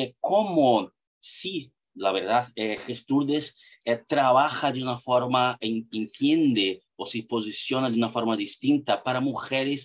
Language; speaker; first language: Spanish; non-native, fluent; Portuguese